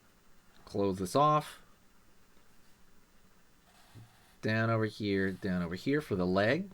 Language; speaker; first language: English; native; English